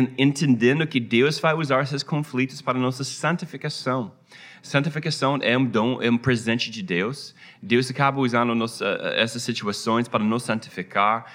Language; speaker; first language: Portuguese; non-native, fluent; English